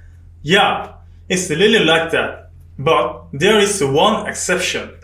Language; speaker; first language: English; non-native, fluent; Korean